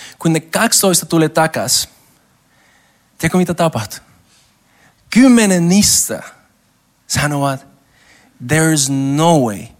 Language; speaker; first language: Finnish; non-native, learner; Spanish